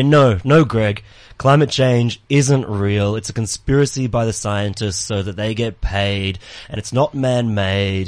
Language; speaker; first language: English; native; English